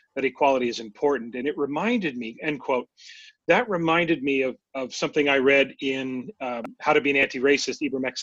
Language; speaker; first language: English; native; English